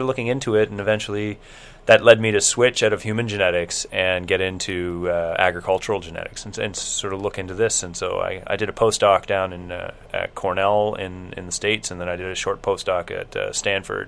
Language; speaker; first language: English; native; English